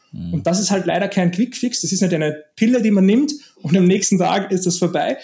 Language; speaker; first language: German; native; German